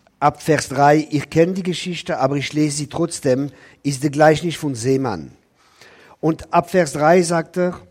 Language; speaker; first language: German; non-native, local second language; French